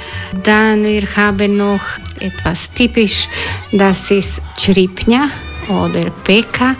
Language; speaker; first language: German; non-native, learner; Croatian